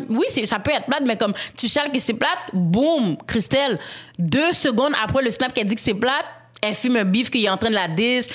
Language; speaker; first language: French; early bilingual, other home language; Haitian Creole